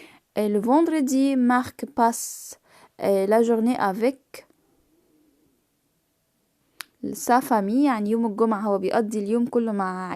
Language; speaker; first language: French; non-native, fluent; Arabic